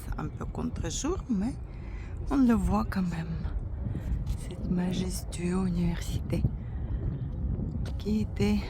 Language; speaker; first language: French; non-native, fluent; Russian